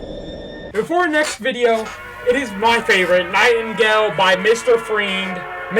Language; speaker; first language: English; native; English